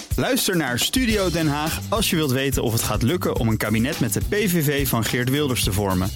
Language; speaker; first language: Dutch; native; Dutch